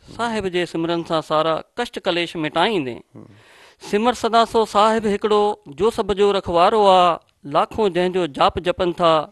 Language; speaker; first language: Hindi; non-native, local second language; Sindhi